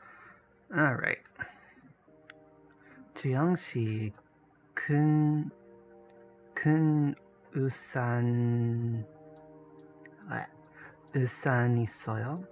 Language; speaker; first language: Korean; non-native, learner; English